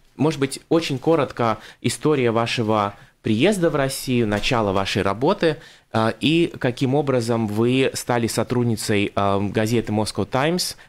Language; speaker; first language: Russian; native; Russian